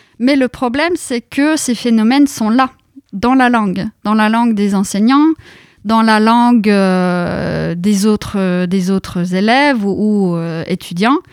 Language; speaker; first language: French; non-native, fluent; Norwegian